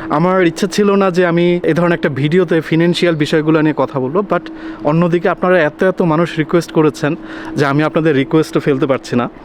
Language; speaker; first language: Bangla; native; Bangla